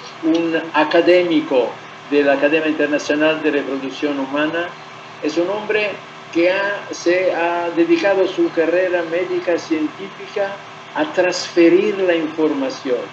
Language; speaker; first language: Spanish; non-native, fluent; Italian